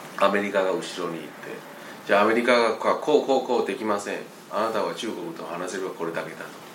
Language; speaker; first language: Japanese; non-native, fluent; Chinese